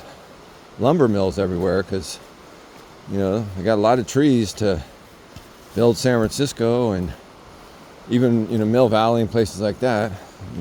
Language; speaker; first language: English; native; English